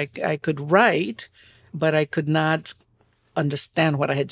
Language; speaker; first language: English; non-native, fluent; Spanish